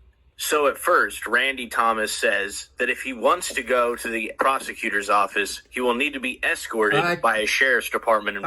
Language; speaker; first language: English; native; English